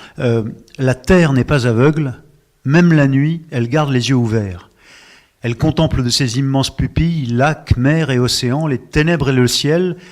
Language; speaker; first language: French; native; French